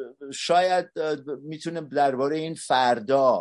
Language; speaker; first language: Persian; early bilingual, heritage; Persian